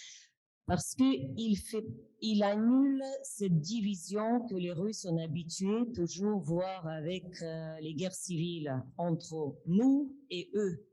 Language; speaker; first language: French; non-native, fluent; Russian